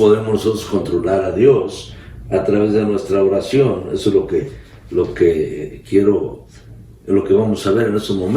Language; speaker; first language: Spanish; native; Spanish